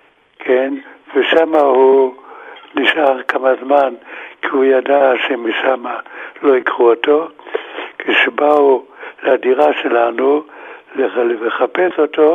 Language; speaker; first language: Hebrew; non-native, fluent; German